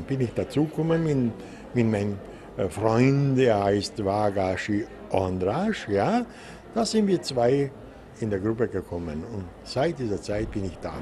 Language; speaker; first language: German; non-native, local second language; Hungarian